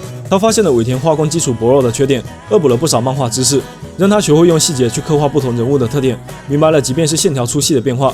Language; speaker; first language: Chinese; native; Chinese